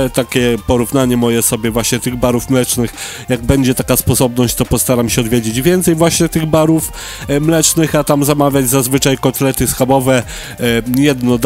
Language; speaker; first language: Polish; native; Polish